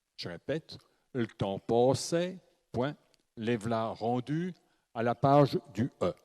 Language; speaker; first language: French; native; French